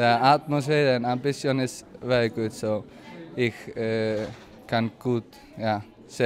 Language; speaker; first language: German; non-native, learner; Icelandic